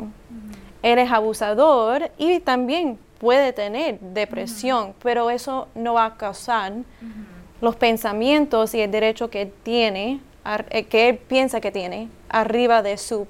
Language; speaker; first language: Spanish; early bilingual, heritage; English